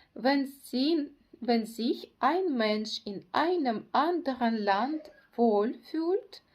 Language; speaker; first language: German; non-native, fluent; Ukrainian